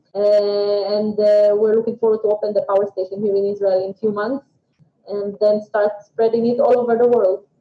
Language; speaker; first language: English; non-native, fluent; Russian